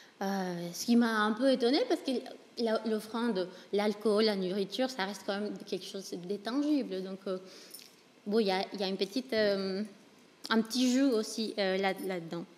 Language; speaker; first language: French; non-native, fluent; Spanish